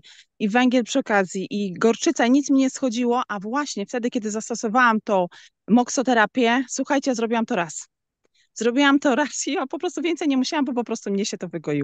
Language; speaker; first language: Polish; native; Polish